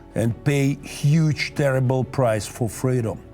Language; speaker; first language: English; non-native, learner; Ukrainian